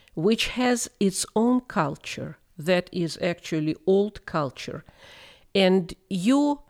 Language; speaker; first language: English; non-native, fluent; Russian